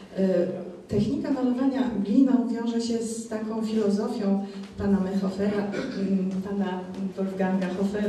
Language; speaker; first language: Polish; native; Polish